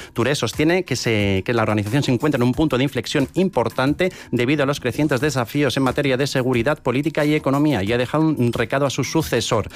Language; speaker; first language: Spanish; native; Spanish